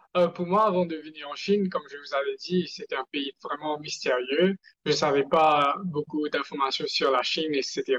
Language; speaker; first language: French; non-native, local second language; Morisyen